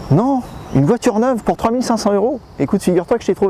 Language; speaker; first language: French; native; French